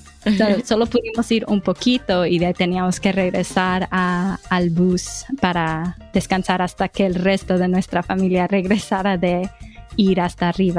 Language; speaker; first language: Spanish; early bilingual, heritage; Spanish